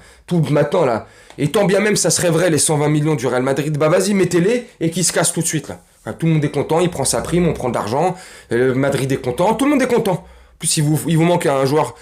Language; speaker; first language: French; native; French